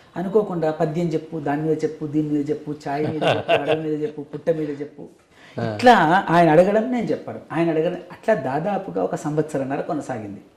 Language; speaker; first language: Telugu; native; Telugu